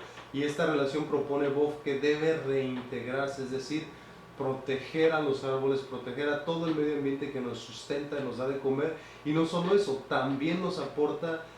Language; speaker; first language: Spanish; native; Spanish